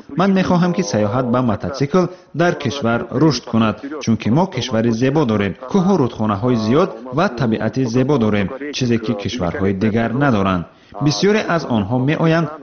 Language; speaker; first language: Tajik; native; Tajik